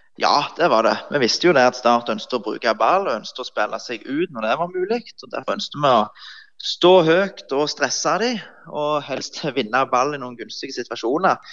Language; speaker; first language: Norwegian; native; Norwegian